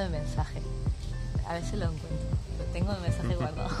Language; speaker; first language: Spanish; native; Spanish